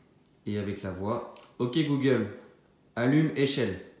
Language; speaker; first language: French; native; French